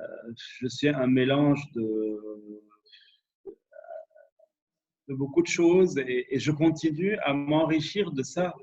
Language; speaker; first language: French; non-native, local second language; Arabic